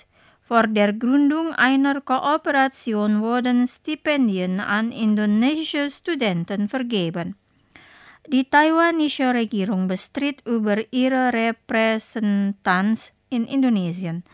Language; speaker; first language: German; non-native, fluent; Indonesian